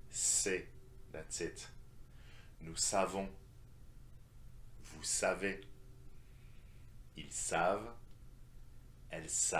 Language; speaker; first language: French; non-native, fluent; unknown